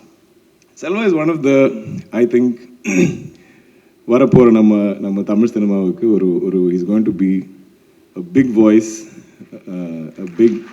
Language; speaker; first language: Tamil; non-native, local second language; Malayalam